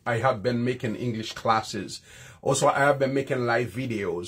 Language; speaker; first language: English; non-native, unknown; Haitian Creole